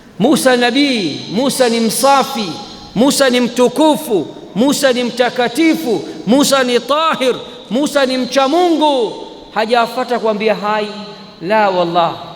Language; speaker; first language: Swahili; native; Swahili